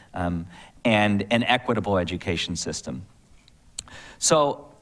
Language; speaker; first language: English; native; English